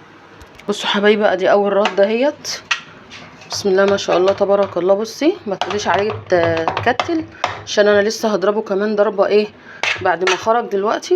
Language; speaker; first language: Arabic; native; Arabic